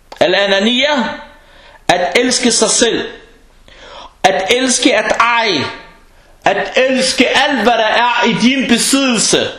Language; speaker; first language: Danish; non-native, fluent; Arabic